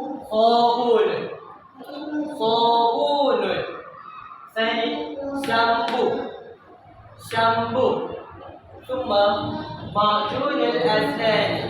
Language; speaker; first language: Arabic; non-native, learner; Malay